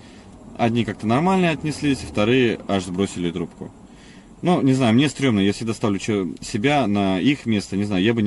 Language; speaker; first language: Russian; native; Russian